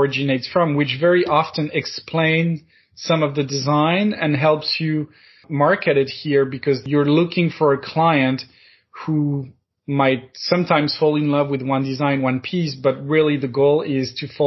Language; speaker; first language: English; non-native, fluent; French